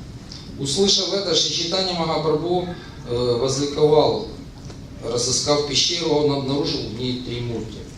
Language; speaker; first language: Russian; native; Russian